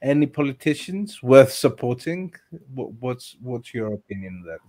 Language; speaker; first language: English; non-native, fluent; Greek